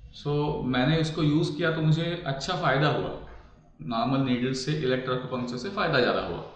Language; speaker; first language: Hindi; non-native, local second language; Marathi